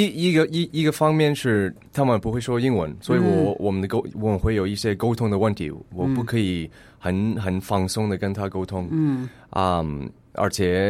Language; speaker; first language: Chinese; early bilingual, heritage; English